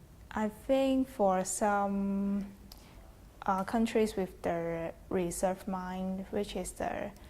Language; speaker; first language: English; non-native, fluent; Chinese